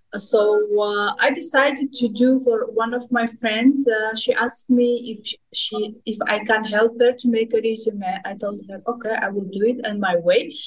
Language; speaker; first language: English; non-native, fluent; Russian